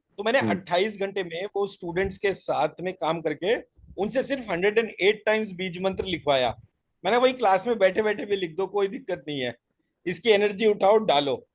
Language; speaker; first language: Hindi; native; Hindi